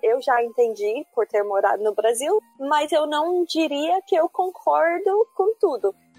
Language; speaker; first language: Portuguese; non-native, fluent; English